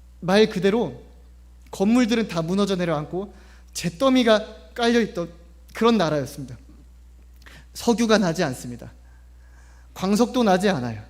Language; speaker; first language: Korean; native; Korean